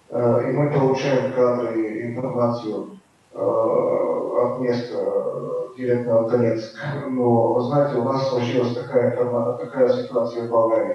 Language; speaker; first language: Russian; non-native, fluent; Bulgarian